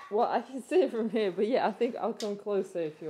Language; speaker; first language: English; native; English